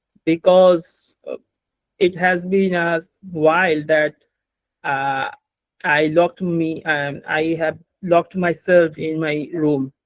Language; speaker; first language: English; non-native, learner; Bangla